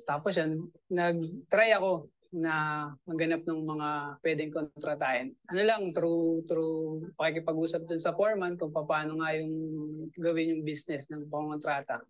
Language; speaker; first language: Filipino; native; Filipino